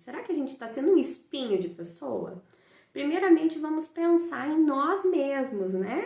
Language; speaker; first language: Portuguese; native; Portuguese